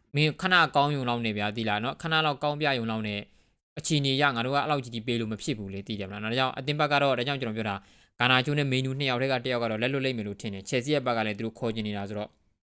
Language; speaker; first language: Burmese; native; Burmese